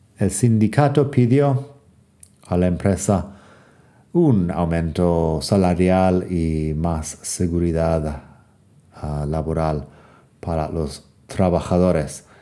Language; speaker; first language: Spanish; non-native, fluent; English